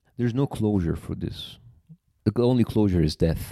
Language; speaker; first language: English; non-native, fluent; Arabic